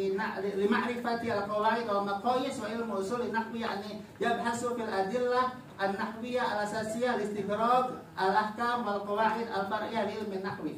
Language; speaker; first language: Arabic; non-native, fluent; Indonesian